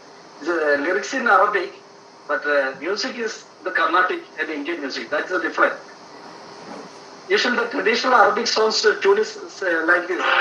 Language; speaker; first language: English; non-native, local second language; Malayalam